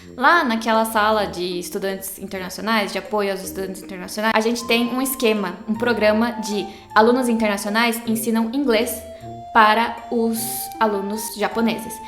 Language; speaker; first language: Portuguese; native; Portuguese